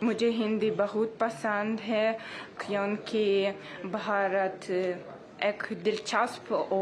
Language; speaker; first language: Hindi; non-native, learner; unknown